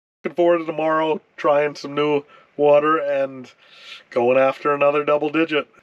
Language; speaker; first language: English; native; English